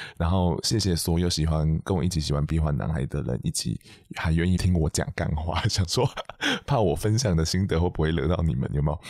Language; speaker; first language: Chinese; native; Chinese